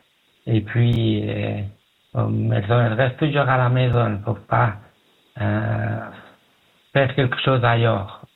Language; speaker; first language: French; non-native, learner; Pashto